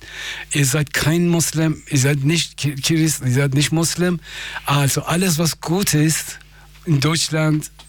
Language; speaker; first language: German; non-native, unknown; Persian